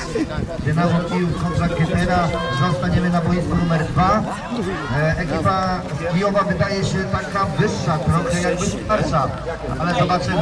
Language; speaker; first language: Polish; native; Polish